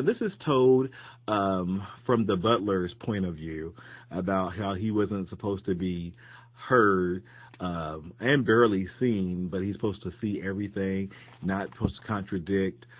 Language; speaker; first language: English; native; English